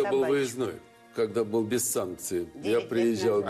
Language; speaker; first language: Russian; native; Russian